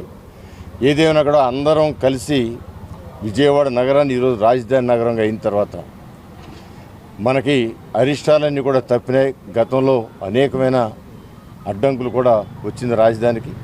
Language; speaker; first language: Telugu; native; Telugu